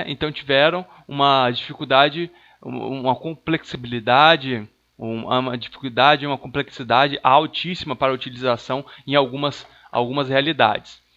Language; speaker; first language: Portuguese; native; Portuguese